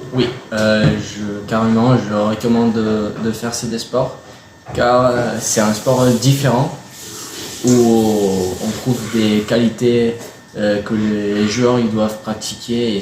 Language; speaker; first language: French; non-native, fluent; Spanish